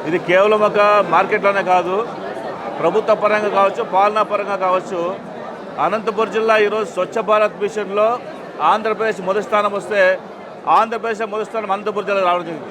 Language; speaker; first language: Telugu; native; Telugu